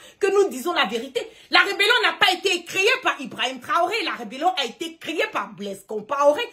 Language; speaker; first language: French; early bilingual, heritage; French